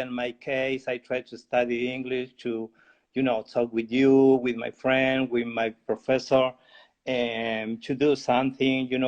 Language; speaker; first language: English; non-native, learner; Spanish